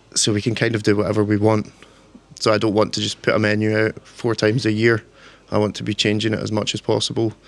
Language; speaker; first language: English; native; English